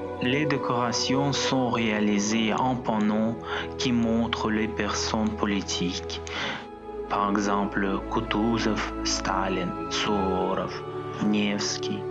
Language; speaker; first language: French; non-native, fluent; Russian